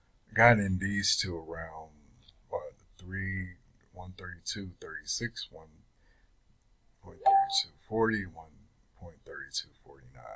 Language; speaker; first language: English; native; English